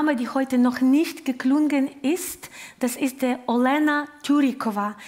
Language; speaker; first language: German; non-native, learner; Ukrainian